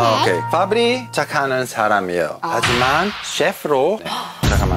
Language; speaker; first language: Korean; non-native, learner; Italian